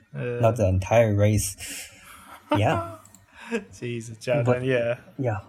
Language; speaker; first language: English; non-native, fluent; Chinese